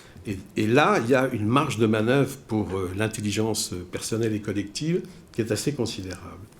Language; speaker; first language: French; native; French